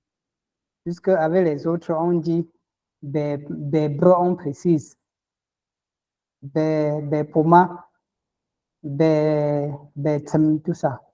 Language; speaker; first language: French; non-native, local second language; Ghomala